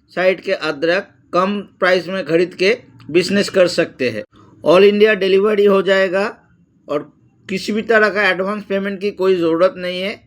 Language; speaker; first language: Hindi; non-native, local second language; Bangla